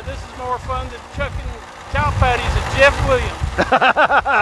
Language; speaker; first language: English; native; English